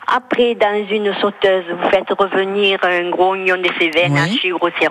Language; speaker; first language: French; native; French